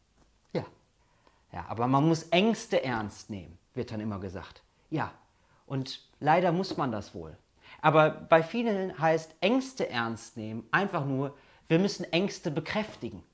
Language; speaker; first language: German; native; German